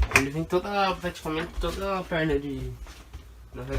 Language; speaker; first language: Portuguese; native; Portuguese